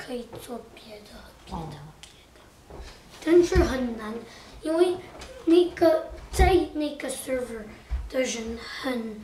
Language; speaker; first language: Chinese; early bilingual, heritage; Chinese